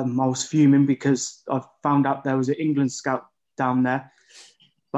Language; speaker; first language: English; native; English